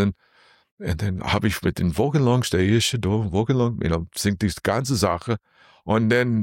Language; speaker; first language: German; non-native, learner; English